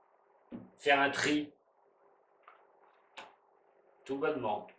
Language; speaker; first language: French; native; French